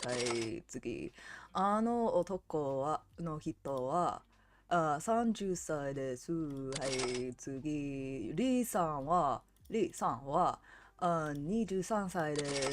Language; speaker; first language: Japanese; non-native, learner; English